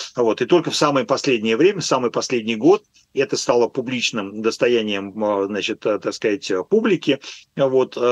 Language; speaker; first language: Russian; native; Russian